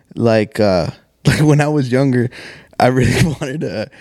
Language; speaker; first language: English; early bilingual, other home language; Spanish